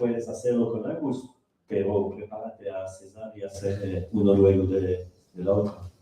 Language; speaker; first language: Spanish; non-native, fluent; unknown